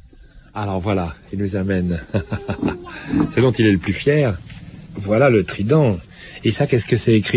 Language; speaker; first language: French; native; French